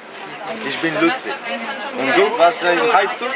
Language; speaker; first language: German; non-native, learner; Macedonian